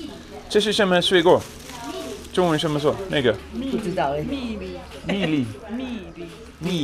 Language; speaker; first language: Chinese; non-native, learner; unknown